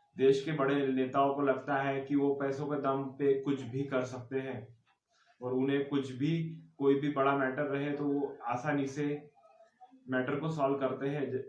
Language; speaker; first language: Hindi; non-native, local second language; Marathi